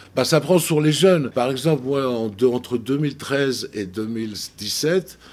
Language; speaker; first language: French; non-native, fluent; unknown